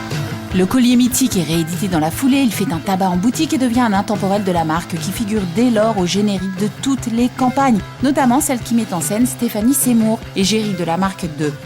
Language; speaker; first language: French; native; French